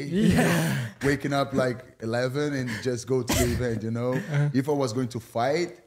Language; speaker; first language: English; non-native, fluent; Portuguese